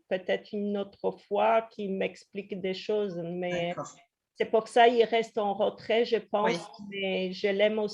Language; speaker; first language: French; non-native, fluent; Polish